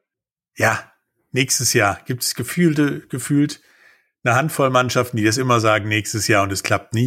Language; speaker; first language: German; native; German